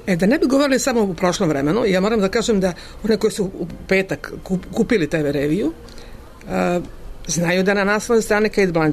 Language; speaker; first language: Serbian; native; Serbian